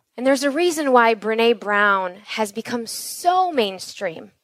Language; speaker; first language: English; native; English